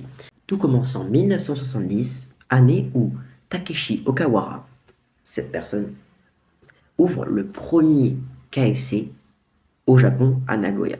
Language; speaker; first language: French; native; French